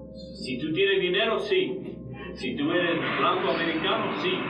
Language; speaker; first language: Spanish; early bilingual, heritage; Spanish